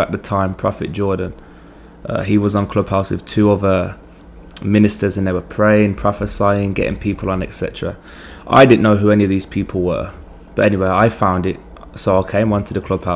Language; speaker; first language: English; native; English